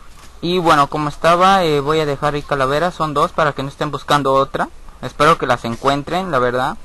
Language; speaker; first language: Spanish; native; Spanish